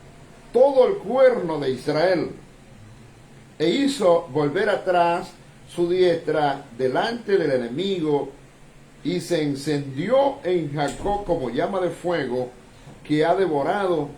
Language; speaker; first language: Spanish; native; Spanish